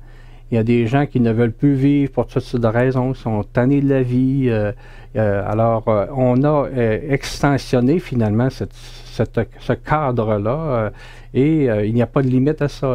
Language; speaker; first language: French; native; French